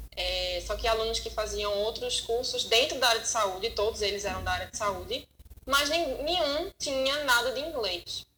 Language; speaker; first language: Portuguese; native; Portuguese